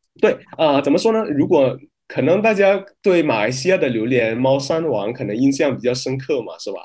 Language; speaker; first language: Chinese; non-native, fluent; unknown